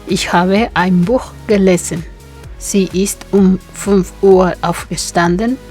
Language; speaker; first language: German; non-native, fluent; Spanish